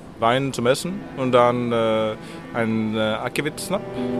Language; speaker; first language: German; non-native, fluent; Norwegian